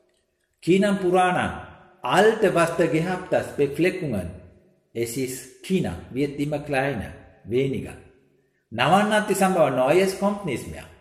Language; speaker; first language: German; non-native, learner; Sinhala